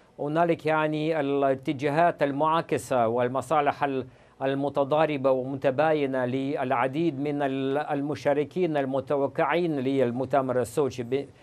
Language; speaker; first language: Arabic; non-native, fluent; Russian